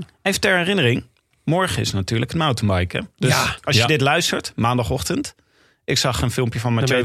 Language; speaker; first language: Dutch; native; Dutch